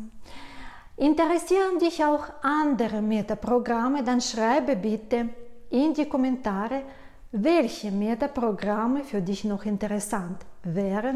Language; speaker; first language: German; non-native, fluent; Russian